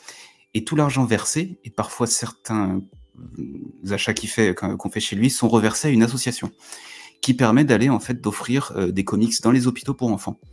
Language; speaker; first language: French; native; French